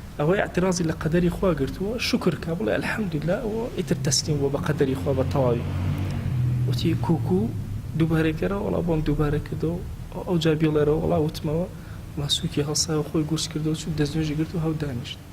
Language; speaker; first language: Central Kurdish; non-native, local second language; Gurani